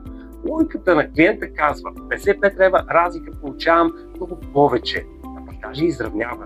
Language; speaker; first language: Bulgarian; native; Bulgarian